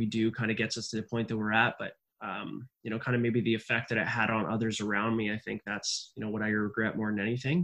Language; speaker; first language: English; native; English